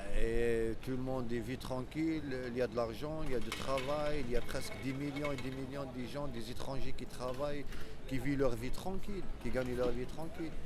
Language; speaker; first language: French; non-native, local second language; Arabic